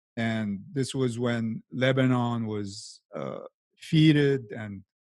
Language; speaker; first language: English; non-native, fluent; Arabic